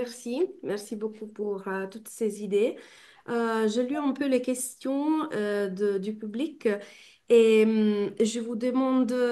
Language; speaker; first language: French; non-native, fluent; Italian